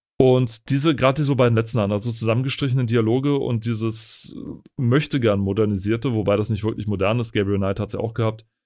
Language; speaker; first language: German; native; German